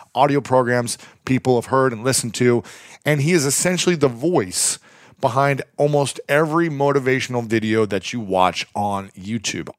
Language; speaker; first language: English; native; English